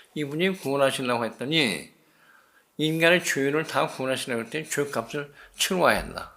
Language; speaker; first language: Korean; native; Korean